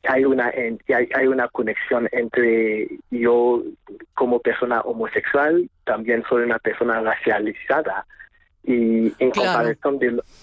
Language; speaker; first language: Spanish; non-native, fluent; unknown